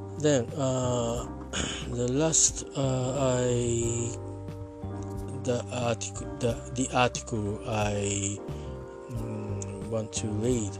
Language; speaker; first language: English; non-native, learner; Japanese